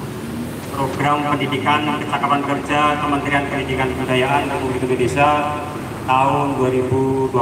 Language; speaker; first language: Indonesian; native; Indonesian